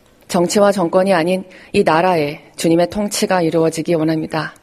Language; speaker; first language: Korean; native; Korean